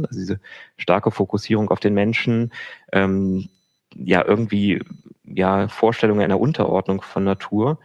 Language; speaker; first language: German; native; German